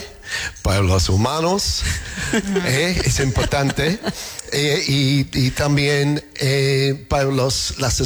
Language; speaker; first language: Spanish; non-native, learner; English